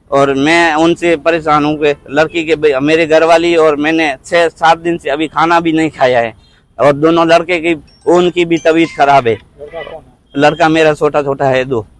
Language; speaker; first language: Hindi; non-native, local second language; Marwari